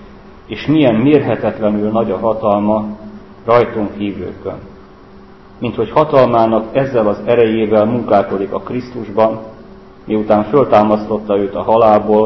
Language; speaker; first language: Hungarian; native; Hungarian